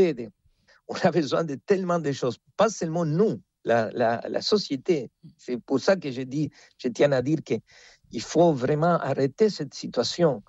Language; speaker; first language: French; non-native, fluent; Spanish